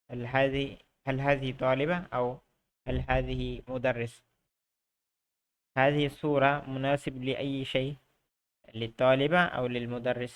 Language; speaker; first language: Arabic; non-native, fluent; Bangla